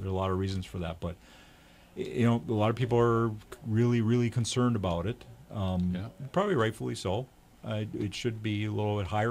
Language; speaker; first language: English; native; English